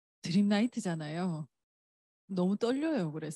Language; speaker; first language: Korean; native; Korean